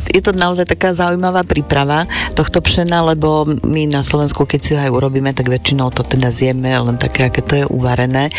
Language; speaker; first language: Slovak; native; Slovak